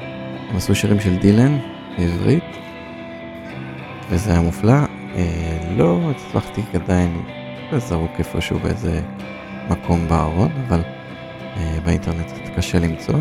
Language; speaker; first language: Hebrew; native; Hebrew